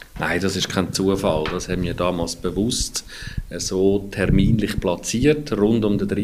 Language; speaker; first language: German; native; German